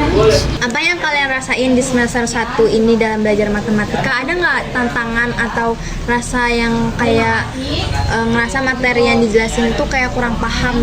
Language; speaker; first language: Indonesian; native; Indonesian